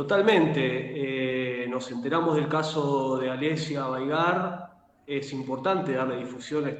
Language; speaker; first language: Spanish; native; Spanish